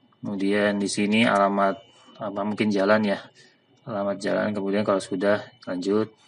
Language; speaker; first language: Indonesian; native; Indonesian